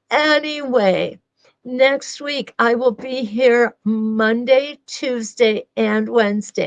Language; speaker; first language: English; native; English